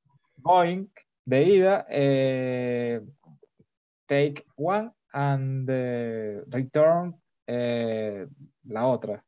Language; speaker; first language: English; non-native, learner; Spanish